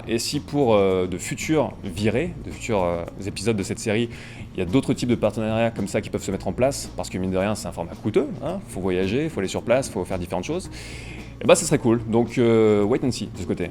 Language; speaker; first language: French; native; French